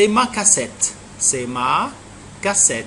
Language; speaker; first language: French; non-native, fluent; Arabic